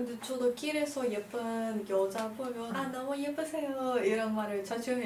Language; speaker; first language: Korean; non-native, fluent; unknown